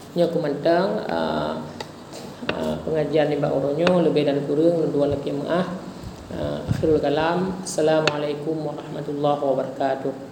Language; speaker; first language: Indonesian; non-native, local second language; Achinese